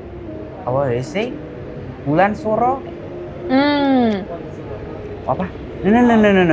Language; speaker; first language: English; non-native, learner; Indonesian